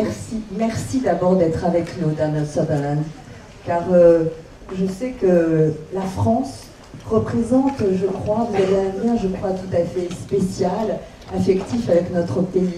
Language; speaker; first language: French; native; French